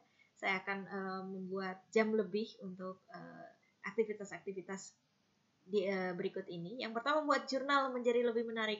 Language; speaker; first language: Indonesian; native; Indonesian